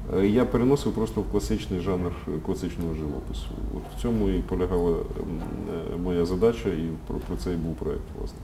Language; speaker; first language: Ukrainian; native; Ukrainian